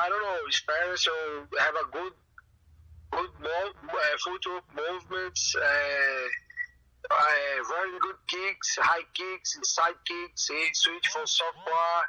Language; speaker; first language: English; non-native, learner; Portuguese